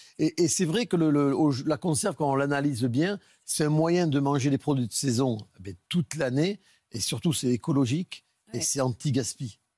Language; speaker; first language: French; native; French